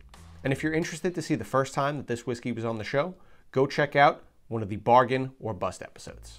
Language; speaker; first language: English; native; English